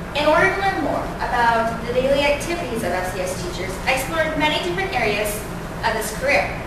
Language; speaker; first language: English; native; English